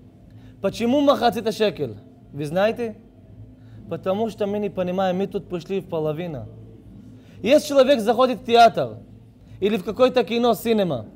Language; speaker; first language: Russian; non-native, learner; Hebrew